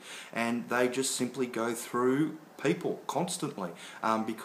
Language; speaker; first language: English; native; English